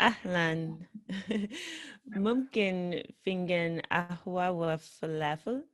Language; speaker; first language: Arabic; non-native, learner; English